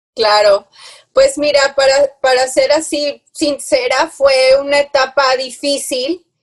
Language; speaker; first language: Spanish; early bilingual, heritage; Spanish